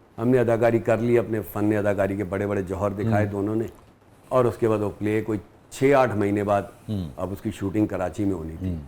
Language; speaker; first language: Urdu; non-native, local second language; Punjabi